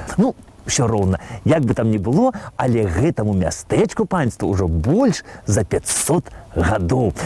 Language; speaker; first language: Belarusian; native; Belarusian